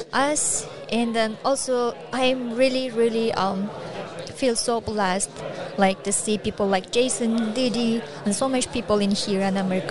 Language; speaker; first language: English; non-native, learner; Chinese